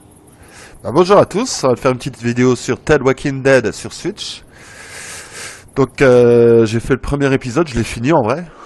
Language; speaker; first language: French; native; French